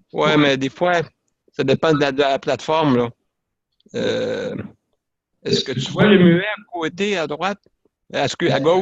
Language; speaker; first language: French; native; French